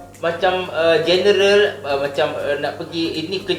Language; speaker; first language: Malay; native; Malay